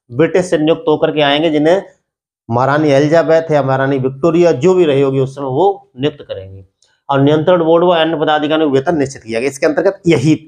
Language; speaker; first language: Hindi; native; Hindi